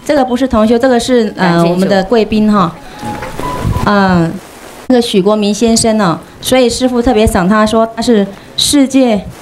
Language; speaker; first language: Chinese; native; Chinese